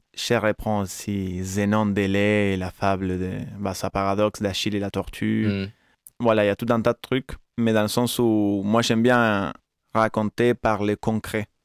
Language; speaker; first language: French; non-native, fluent; Spanish